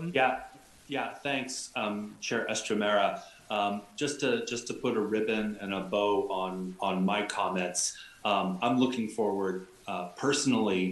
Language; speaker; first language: English; native; English